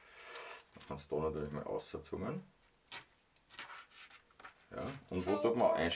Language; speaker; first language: German; native; German